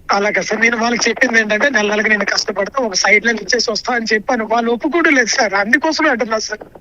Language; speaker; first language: Telugu; native; Telugu